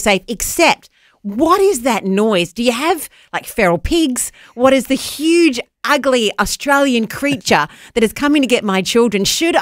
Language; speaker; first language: English; native; English